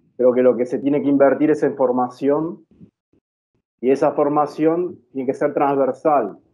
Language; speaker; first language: Spanish; native; Spanish